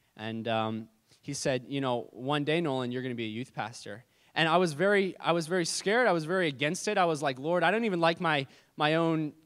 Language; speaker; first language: English; native; English